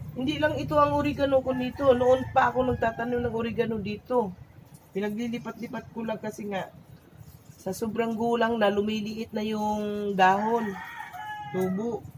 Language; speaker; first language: Filipino; native; Filipino